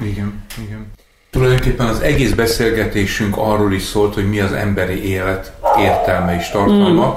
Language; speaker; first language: Hungarian; native; Hungarian